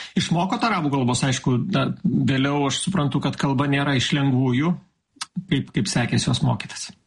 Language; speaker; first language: Lithuanian; native; Lithuanian